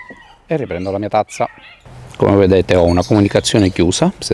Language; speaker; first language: Italian; native; Italian